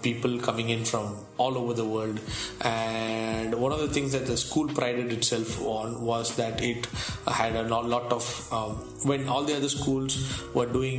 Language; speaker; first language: English; non-native, local second language; Tamil